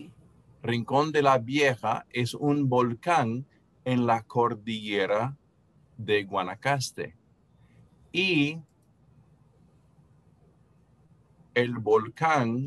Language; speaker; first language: Spanish; non-native, fluent; English